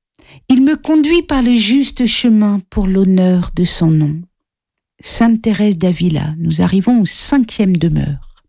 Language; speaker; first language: French; native; French